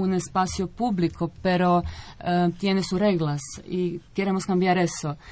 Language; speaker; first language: Spanish; non-native, fluent; Croatian